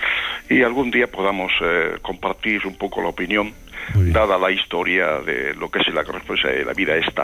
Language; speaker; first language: Spanish; native; Spanish